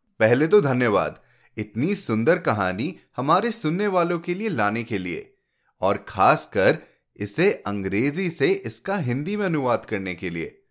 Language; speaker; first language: Hindi; native; Hindi